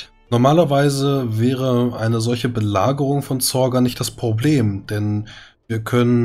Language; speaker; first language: German; native; German